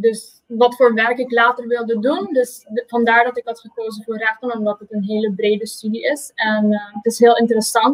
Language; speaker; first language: Dutch; non-native, local second language; Papiamento